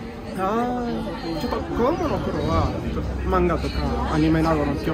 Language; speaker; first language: Japanese; non-native, fluent; Spanish